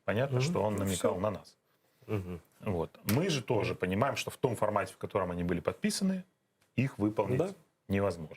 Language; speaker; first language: Russian; native; Russian